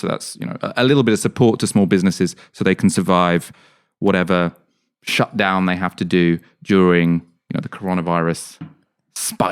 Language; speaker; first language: English; native; English